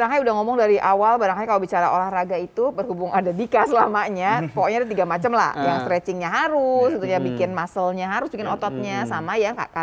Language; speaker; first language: Indonesian; native; Indonesian